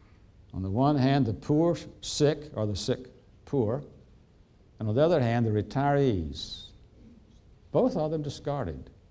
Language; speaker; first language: English; native; English